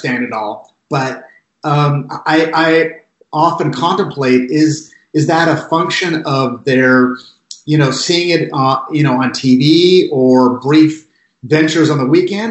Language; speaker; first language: English; native; English